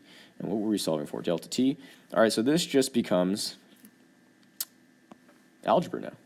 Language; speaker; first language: English; native; English